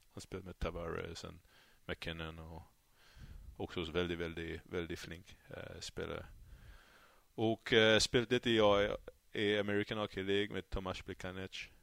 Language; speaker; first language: Norwegian; non-native, fluent; French